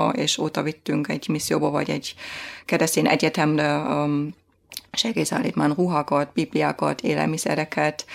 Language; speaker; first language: Hungarian; non-native, fluent; German